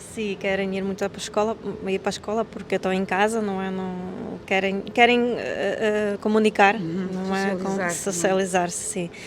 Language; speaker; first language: Portuguese; non-native, fluent; Ukrainian